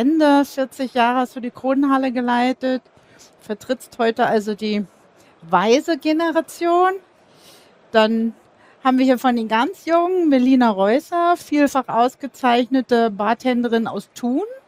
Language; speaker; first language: German; native; German